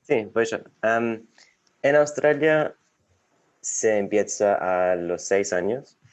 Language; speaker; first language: Spanish; non-native, fluent; English